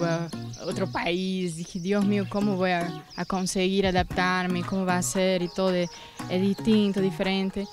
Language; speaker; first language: Spanish; non-native, fluent; Portuguese